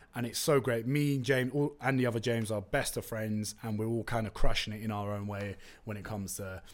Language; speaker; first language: English; non-native, local second language; Turkish